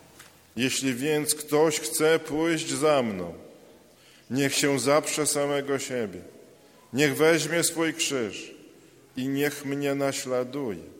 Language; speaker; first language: Polish; native; Polish